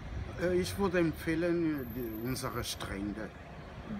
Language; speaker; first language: German; non-native, fluent; Portuguese